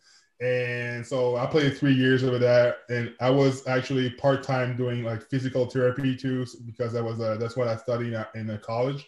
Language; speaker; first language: English; non-native, fluent; French